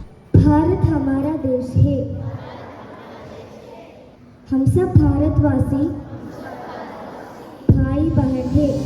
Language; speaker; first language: Hindi; non-native, local second language; Malayalam